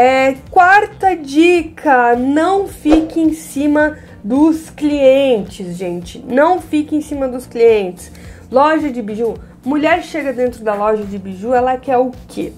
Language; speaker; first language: Portuguese; native; Portuguese